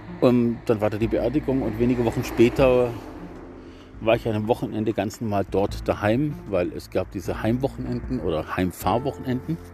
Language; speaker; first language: German; native; German